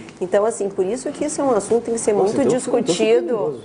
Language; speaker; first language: Portuguese; native; Portuguese